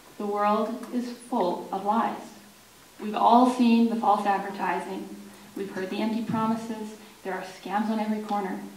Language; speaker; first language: English; native; English